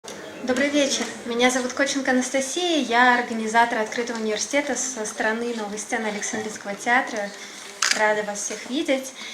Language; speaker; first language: Russian; native; Russian